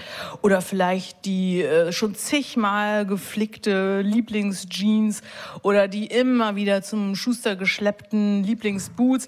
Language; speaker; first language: German; native; German